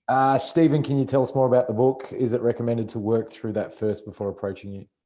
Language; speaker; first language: English; native; English